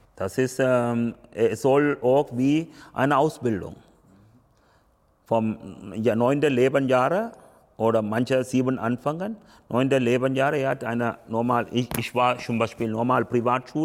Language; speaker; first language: German; non-native, learner; Tamil